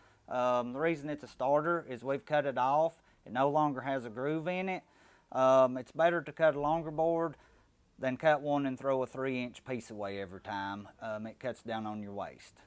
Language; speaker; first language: English; native; English